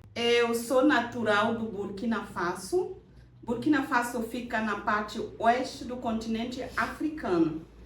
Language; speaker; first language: Portuguese; non-native, fluent; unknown